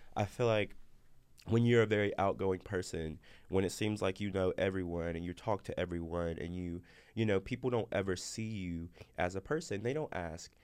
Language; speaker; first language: English; native; English